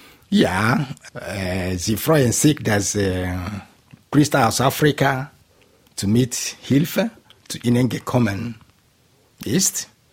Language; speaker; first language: German; non-native, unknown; Igbo